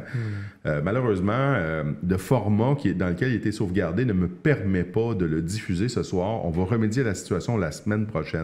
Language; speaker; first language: French; native; French